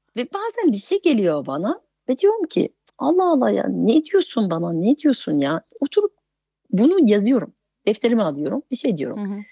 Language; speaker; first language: Turkish; non-native, fluent; French